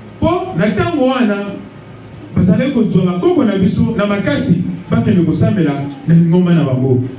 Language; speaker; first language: Lingala; non-native, local second language; Kongo